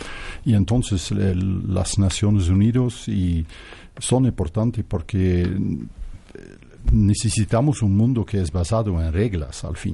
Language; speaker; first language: Spanish; non-native, fluent; Dutch